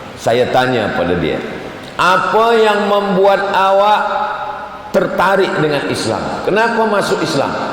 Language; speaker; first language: Malay; native; Malay